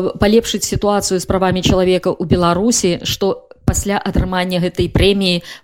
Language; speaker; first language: Belarusian; native; Belarusian